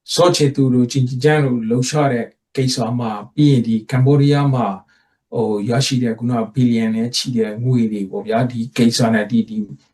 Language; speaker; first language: Burmese; native; Burmese